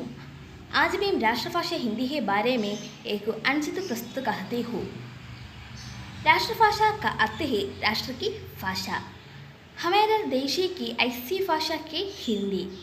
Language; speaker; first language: Hindi; non-native, local second language; Malayalam